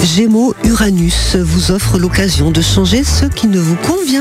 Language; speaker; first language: French; native; French